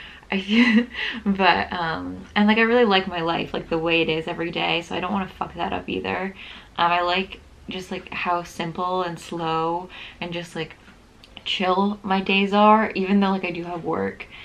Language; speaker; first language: English; native; English